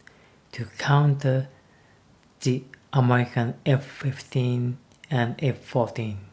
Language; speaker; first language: English; non-native, learner; Japanese